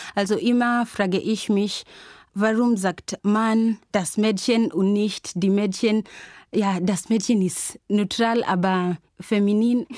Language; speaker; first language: German; non-native, fluent; Swahili